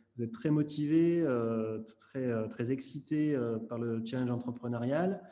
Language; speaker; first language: French; native; French